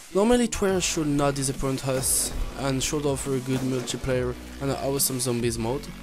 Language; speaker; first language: English; non-native, learner; French